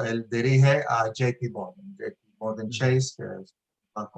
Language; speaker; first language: Spanish; early bilingual, heritage; Spanish